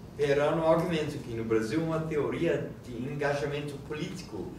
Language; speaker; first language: Portuguese; non-native, fluent; English